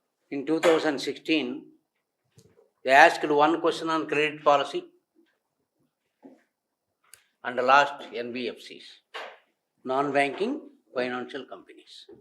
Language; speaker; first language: English; non-native, local second language; Telugu